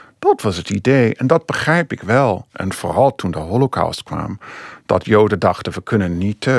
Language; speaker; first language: Dutch; non-native, fluent; English